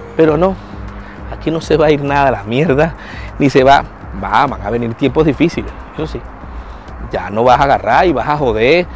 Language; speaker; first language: Spanish; native; Spanish